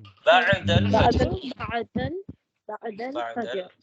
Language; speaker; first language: Arabic; non-native, fluent; Tamil